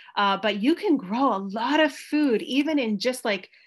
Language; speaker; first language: English; native; English